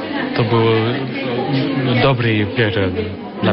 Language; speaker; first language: Polish; non-native, learner; French